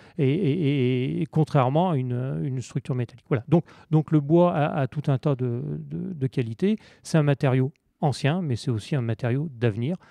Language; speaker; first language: French; native; French